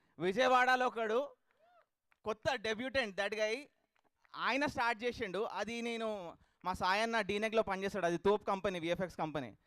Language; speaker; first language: Telugu; native; Telugu